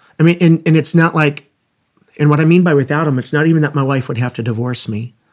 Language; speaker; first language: English; native; English